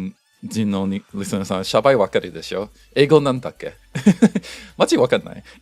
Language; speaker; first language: Japanese; non-native, learner; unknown